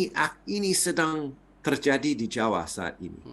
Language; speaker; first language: Indonesian; non-native, fluent; English